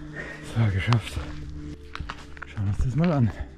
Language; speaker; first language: German; native; German